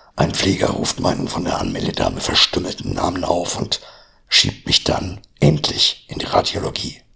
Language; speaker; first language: German; native; German